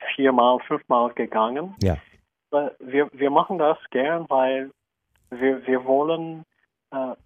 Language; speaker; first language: German; non-native, fluent; English